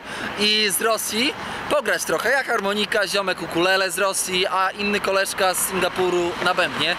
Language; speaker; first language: Polish; native; Polish